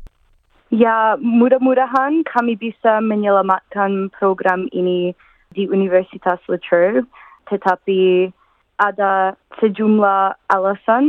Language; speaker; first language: Indonesian; non-native, fluent; English